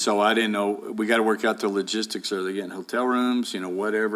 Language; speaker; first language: English; native; English